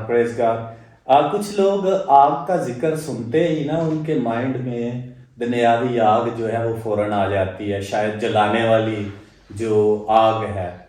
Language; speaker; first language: Urdu; non-native, local second language; Punjabi